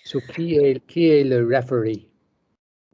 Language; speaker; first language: French; non-native, learner; English